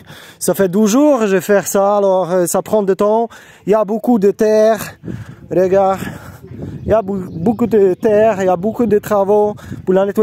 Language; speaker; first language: French; non-native, learner; Polish